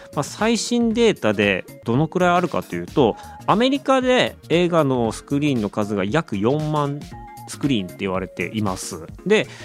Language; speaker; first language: Japanese; native; Japanese